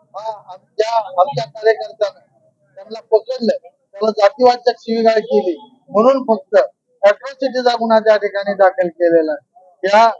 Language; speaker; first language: Marathi; native; Marathi